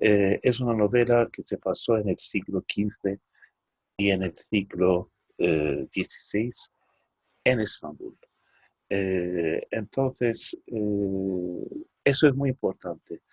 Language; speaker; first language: Spanish; early bilingual, heritage; Turkish